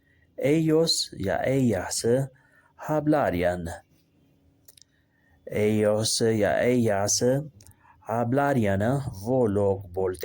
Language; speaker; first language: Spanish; non-native, learner; Urdu